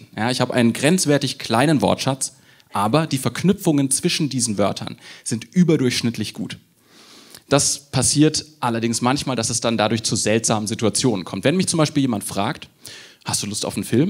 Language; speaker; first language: German; native; German